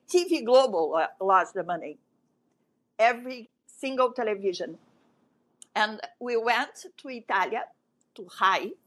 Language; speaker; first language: English; non-native, fluent; French